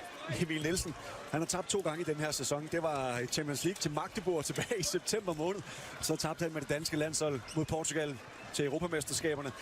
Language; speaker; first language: Danish; native; Danish